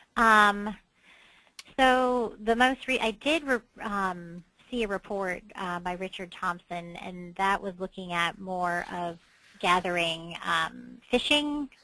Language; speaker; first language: English; native; English